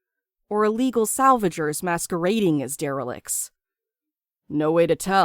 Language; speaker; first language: English; native; English